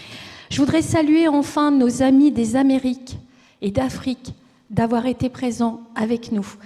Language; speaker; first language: French; native; French